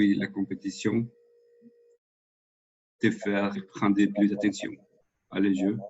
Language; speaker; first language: French; non-native, learner; Spanish